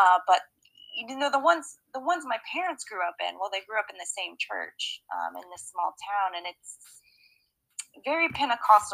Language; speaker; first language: English; native; English